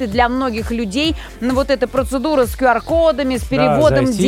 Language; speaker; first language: Russian; native; Russian